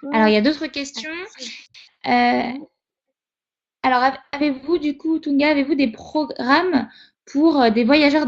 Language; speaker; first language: French; native; French